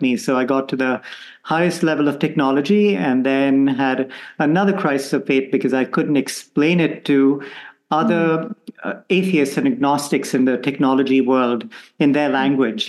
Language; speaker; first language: English; non-native, local second language; Konkani